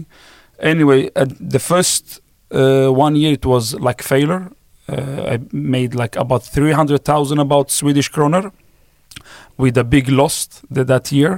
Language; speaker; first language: English; non-native, fluent; Swedish